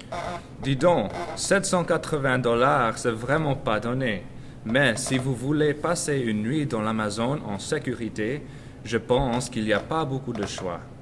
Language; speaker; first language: French; non-native, learner; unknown